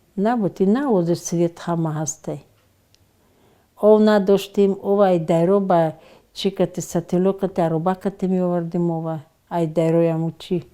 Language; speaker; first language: Tajik; native; Tajik